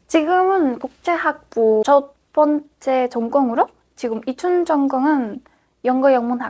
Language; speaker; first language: Korean; non-native, fluent; Spanish